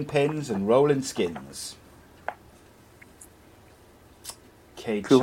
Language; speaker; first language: English; native; English